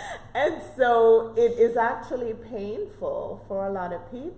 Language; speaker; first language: English; native; English